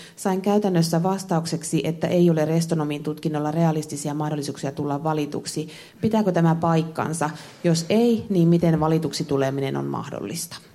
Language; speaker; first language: Finnish; native; Finnish